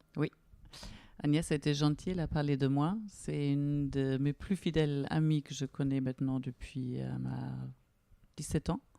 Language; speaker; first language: French; non-native, fluent; German